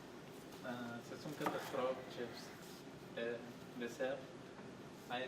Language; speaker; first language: French; non-native, learner; Spanish